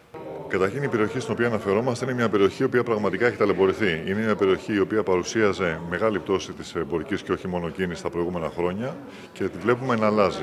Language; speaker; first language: Greek; native; Greek